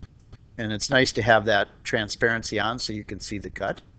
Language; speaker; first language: English; native; English